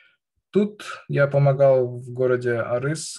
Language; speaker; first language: Russian; non-native, local second language; Kazakh